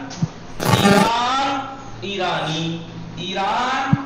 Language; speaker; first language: Persian; non-native, fluent; Urdu